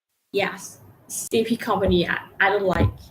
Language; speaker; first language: English; non-native, learner; Thai